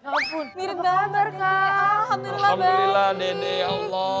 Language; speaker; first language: Indonesian; native; Indonesian